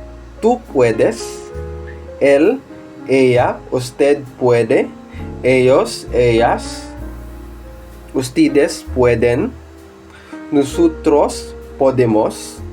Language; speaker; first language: Spanish; non-native, fluent; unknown